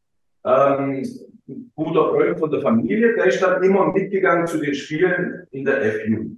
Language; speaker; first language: German; early bilingual, other home language; Croatian